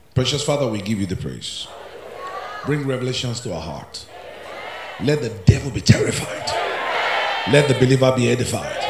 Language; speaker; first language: English; non-native, local second language; Yoruba